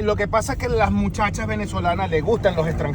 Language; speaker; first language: Spanish; native; Spanish